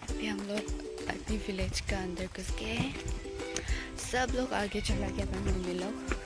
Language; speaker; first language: Hindi; non-native, local second language; Assamese